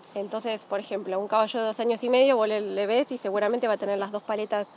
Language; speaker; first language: Spanish; native; Spanish